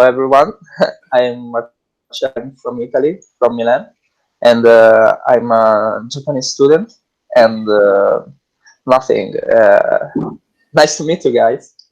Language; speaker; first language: English; non-native, learner; Italian